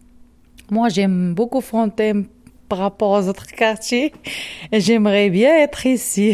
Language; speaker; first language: French; non-native, learner; Arabic